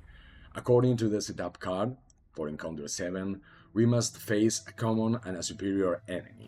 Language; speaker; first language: English; non-native, fluent; Spanish